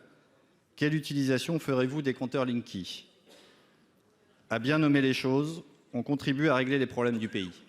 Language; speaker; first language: French; native; French